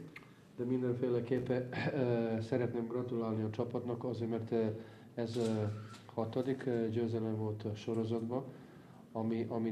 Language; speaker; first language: Hungarian; non-native, fluent; Serbian